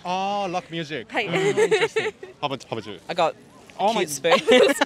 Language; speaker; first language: English; non-native, learner; Japanese